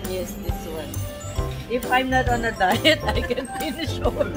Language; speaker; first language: English; non-native, local second language; Filipino